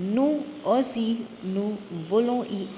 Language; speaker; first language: French; non-native, fluent; Tamil